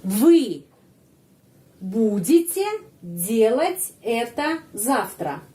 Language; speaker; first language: Russian; non-native, fluent; Indonesian